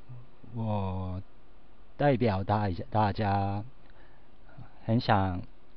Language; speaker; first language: Chinese; non-native, learner; Japanese